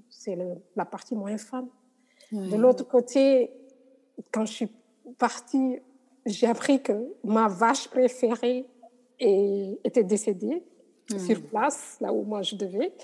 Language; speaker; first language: French; non-native, local second language; Wolof